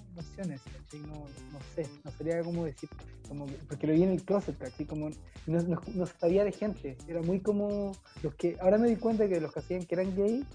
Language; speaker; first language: Spanish; native; Spanish